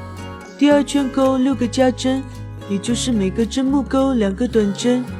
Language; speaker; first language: Chinese; native; Chinese